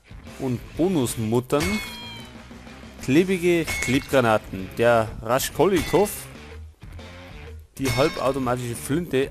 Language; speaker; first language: German; native; German